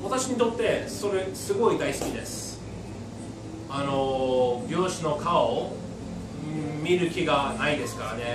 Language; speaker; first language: Japanese; non-native, fluent; English